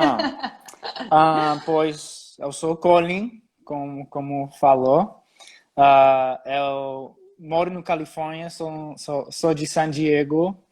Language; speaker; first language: Portuguese; non-native, fluent; English